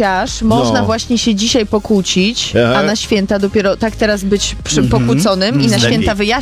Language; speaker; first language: Polish; native; Polish